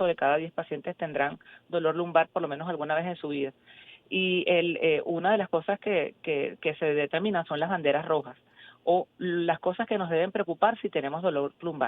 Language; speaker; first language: Spanish; native; Spanish